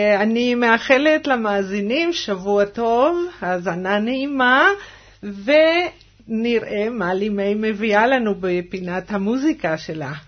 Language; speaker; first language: Hebrew; non-native, fluent; Spanish